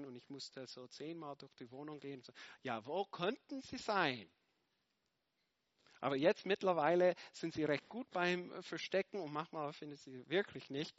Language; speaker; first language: German; non-native, fluent; English